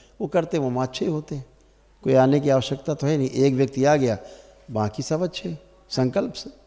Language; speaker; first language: Hindi; native; Hindi